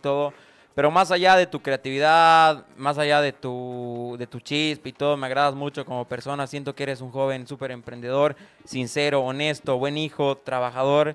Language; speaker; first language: Spanish; native; Spanish